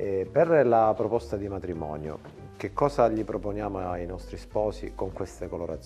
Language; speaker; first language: Italian; native; Italian